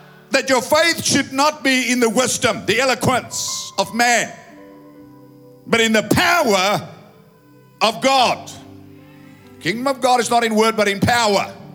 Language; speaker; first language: English; non-native, local second language; Afrikaans